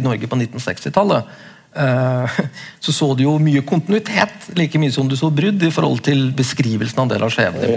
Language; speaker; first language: Norwegian; native; Norwegian